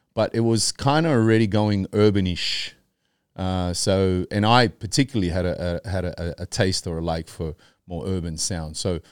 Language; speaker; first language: English; early bilingual, other home language; Spanish